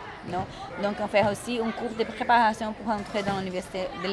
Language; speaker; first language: French; non-native, fluent; Portuguese